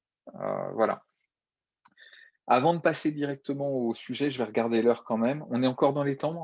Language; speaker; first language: French; native; French